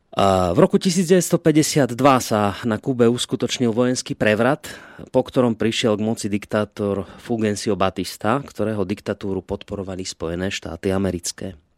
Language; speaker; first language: Slovak; native; Slovak